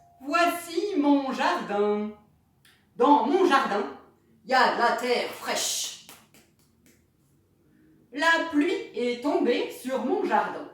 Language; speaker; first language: French; native; French